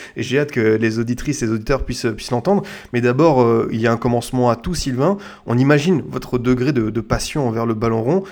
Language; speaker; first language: French; native; French